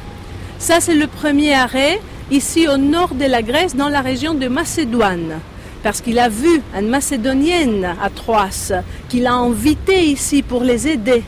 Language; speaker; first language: French; non-native, fluent; Greek